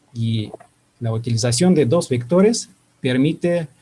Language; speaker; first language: Spanish; non-native, fluent; Russian